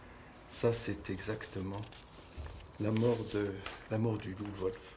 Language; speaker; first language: French; native; French